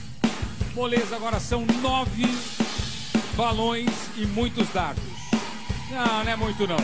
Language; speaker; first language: Portuguese; native; Portuguese